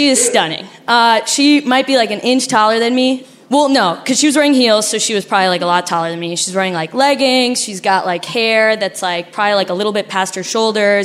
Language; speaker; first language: English; non-native, fluent; Spanish